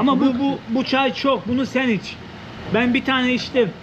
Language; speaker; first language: Turkish; native; Turkish